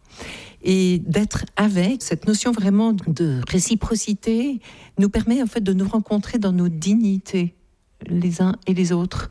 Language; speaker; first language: French; native; French